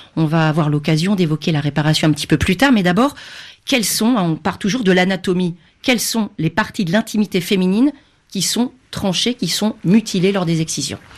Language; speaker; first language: French; native; French